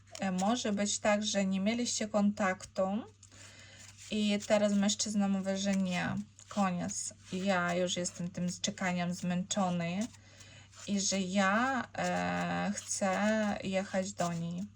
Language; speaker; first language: Polish; non-native, learner; Ukrainian